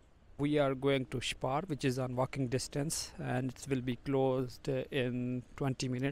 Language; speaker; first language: English; non-native, fluent; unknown